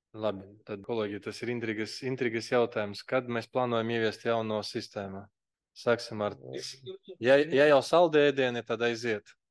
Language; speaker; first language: Latvian; non-native, local second language; Russian